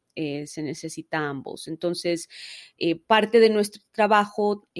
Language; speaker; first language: Spanish; early bilingual, heritage; Spanish